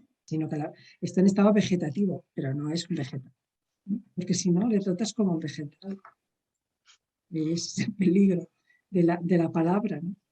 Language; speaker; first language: Spanish; native; Spanish